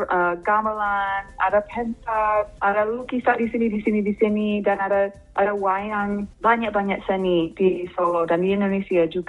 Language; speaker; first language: Indonesian; non-native, fluent; English